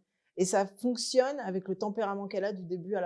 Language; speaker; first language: French; native; French